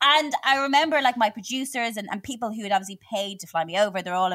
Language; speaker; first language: English; native; English